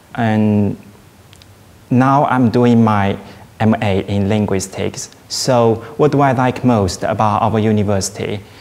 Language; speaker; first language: English; non-native, fluent; Chinese